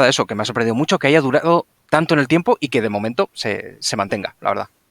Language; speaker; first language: Spanish; native; Spanish